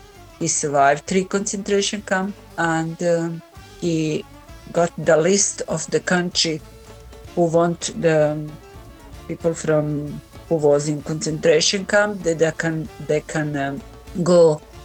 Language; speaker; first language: English; non-native, learner; Bosnian